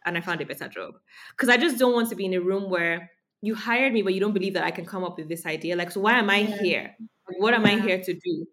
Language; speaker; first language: English; non-native, local second language; Yoruba